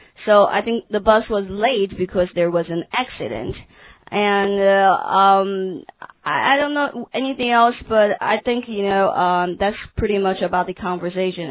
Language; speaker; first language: English; non-native, fluent; Chinese